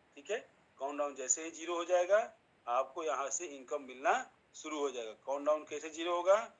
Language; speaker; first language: Hindi; native; Hindi